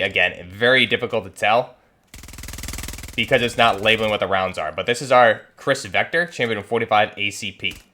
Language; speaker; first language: English; native; English